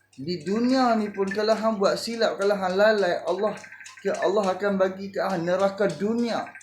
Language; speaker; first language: Malay; native; Malay